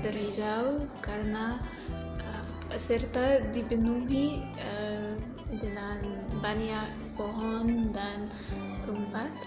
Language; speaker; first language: Indonesian; non-native, learner; Arabic